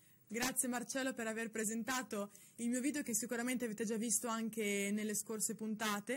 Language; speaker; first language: Italian; native; Italian